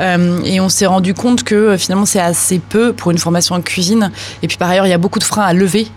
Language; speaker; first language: French; native; French